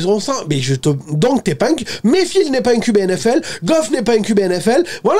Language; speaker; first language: French; native; French